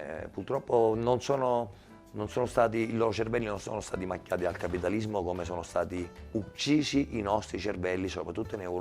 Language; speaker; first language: Italian; native; Italian